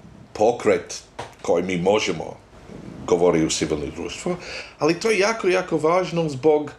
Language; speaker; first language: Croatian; non-native, fluent; English